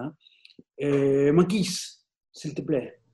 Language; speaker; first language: French; non-native, fluent; Spanish